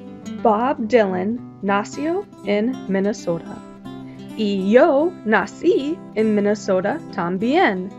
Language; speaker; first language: Spanish; non-native, learner; English